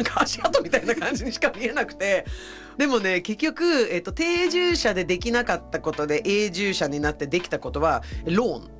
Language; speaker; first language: Japanese; non-native, fluent; Swedish